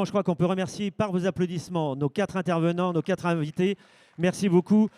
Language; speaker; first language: French; native; French